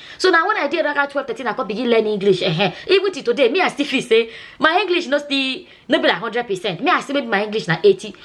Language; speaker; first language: Nigerian Pidgin; non-native, local second language; Igbo